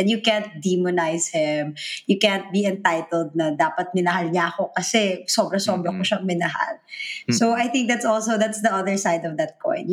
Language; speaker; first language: English; non-native, local second language; Filipino